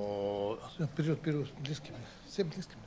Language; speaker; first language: Russian; non-native, learner; Tibetan